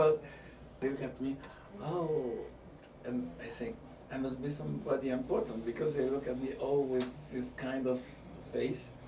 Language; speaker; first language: English; non-native, fluent; French